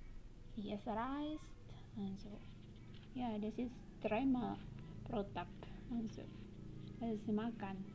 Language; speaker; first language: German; non-native, fluent; Indonesian